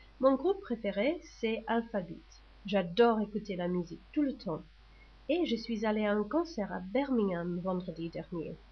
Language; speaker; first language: French; non-native, learner; English